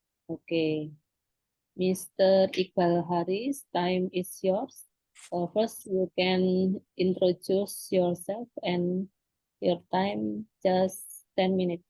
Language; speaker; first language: English; non-native, fluent; Indonesian